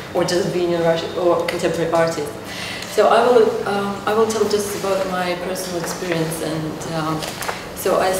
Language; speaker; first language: English; non-native, fluent; Russian